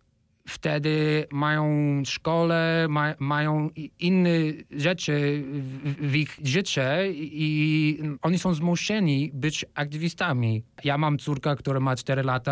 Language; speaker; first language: Polish; non-native, fluent; English